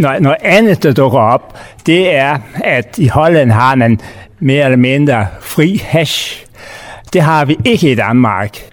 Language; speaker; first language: Danish; native; Danish